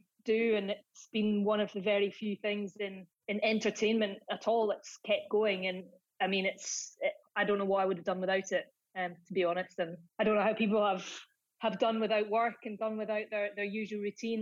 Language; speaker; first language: English; native; English